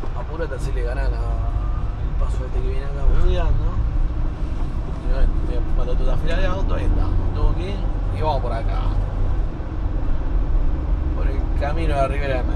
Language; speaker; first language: Spanish; native; Spanish